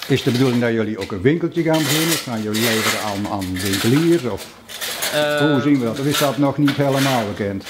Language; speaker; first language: Dutch; native; Dutch